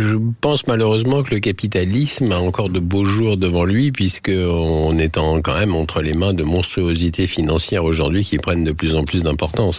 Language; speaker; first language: French; native; French